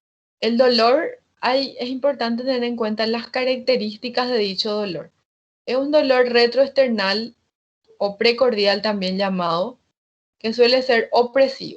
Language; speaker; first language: Spanish; native; Spanish